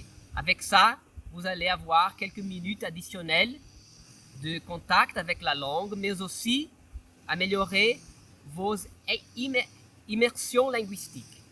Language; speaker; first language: French; non-native, fluent; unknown